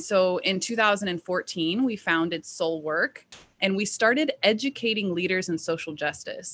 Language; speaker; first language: English; native; English